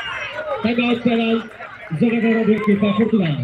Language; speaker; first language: Portuguese; non-native, local second language; Tetum